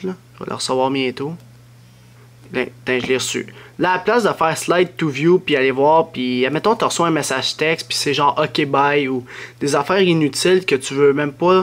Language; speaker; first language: French; native; French